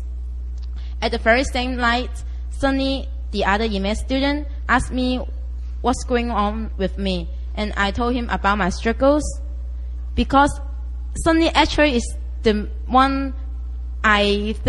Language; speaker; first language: English; non-native, local second language; Cantonese